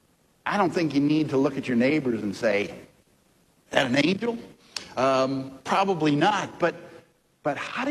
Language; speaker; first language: English; native; English